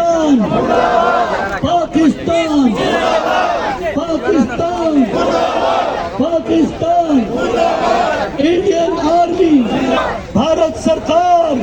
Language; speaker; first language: Hindi; non-native, local second language; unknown